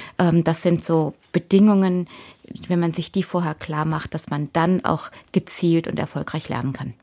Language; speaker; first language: German; native; German